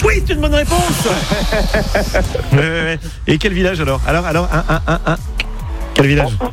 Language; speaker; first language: French; native; French